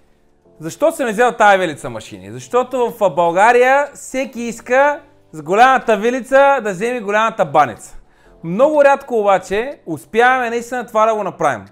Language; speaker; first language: Bulgarian; native; Bulgarian